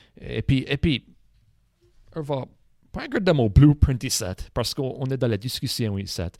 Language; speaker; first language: French; non-native, local second language; English